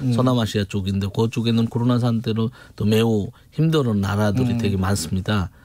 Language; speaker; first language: Korean; non-native, fluent; Bangla